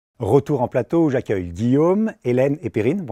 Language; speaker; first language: French; native; French